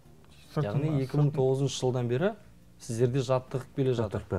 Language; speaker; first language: Kazakh; native; Kazakh